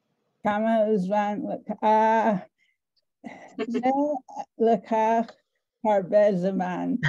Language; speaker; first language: Hebrew; non-native, learner; English